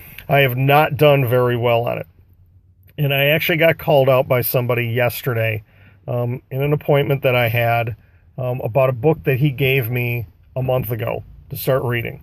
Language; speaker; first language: English; native; English